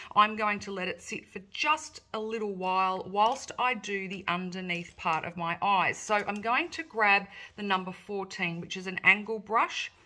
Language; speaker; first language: English; native; English